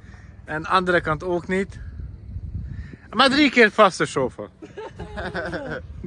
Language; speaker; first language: Dutch; non-native, learner; Polish